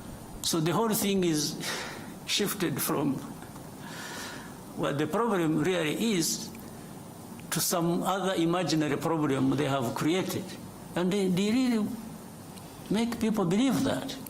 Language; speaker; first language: English; non-native, local second language; Kinyarwanda